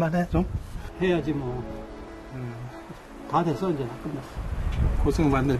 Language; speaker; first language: Korean; native; Korean